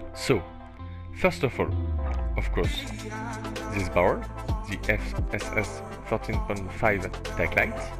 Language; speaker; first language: English; non-native, fluent; French